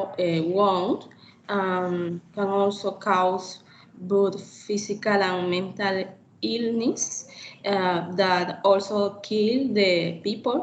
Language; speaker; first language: English; non-native, learner; Spanish